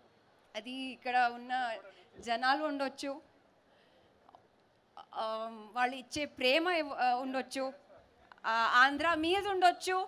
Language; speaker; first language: Telugu; non-native, fluent; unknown